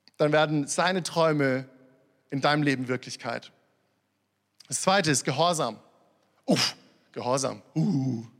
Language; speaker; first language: German; early bilingual, other home language; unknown